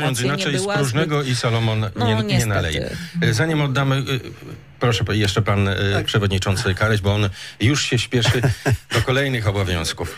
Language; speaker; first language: Polish; native; Polish